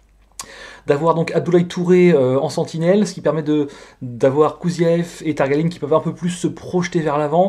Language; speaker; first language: French; native; French